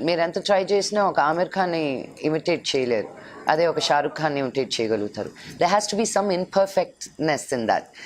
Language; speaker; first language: Telugu; native; Telugu